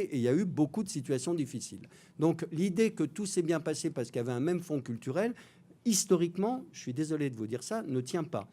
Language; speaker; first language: French; native; French